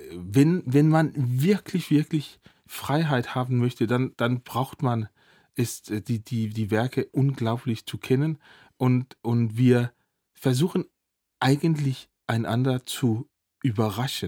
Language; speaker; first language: German; non-native, fluent; Danish